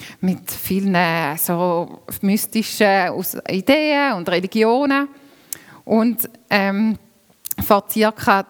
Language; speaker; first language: German; native; German